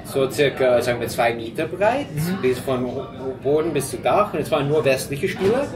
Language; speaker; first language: German; non-native, fluent; English